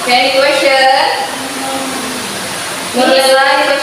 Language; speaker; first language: English; non-native, learner; Indonesian